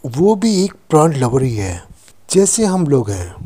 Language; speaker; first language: Hindi; non-native, local second language; Nepali